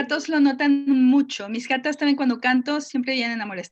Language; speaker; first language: Spanish; native; Spanish